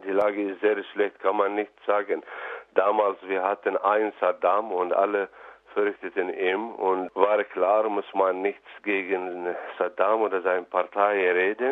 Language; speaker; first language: German; non-native, fluent; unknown